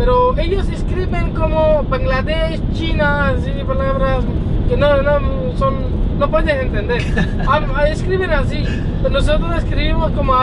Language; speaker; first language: Spanish; non-native, learner; Urdu